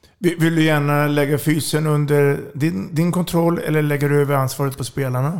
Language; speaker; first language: Swedish; native; Swedish